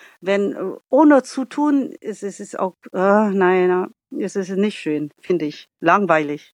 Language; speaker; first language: German; non-native, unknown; Vietnamese